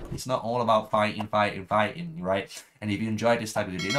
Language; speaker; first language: English; native; English